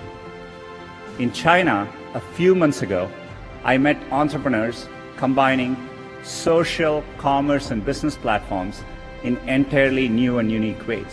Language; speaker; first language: English; non-native, local second language; Tamil